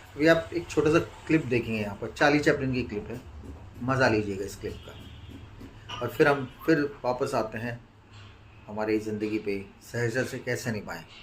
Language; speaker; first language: Hindi; non-native, local second language; Marathi